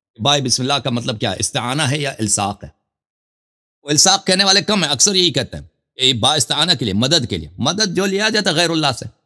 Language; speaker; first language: Urdu; non-native, fluent; Persian